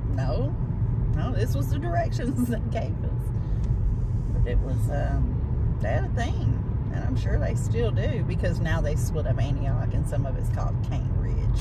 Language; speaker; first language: English; native; English